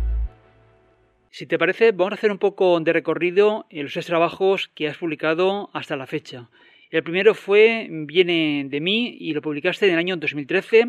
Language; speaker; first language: Spanish; native; Spanish